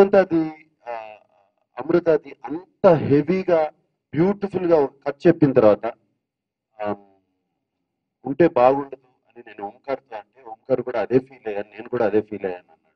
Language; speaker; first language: Telugu; native; Telugu